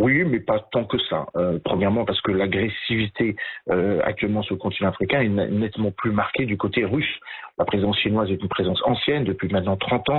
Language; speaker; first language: French; native; French